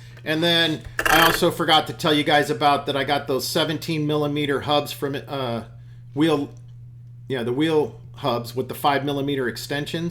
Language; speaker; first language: English; native; English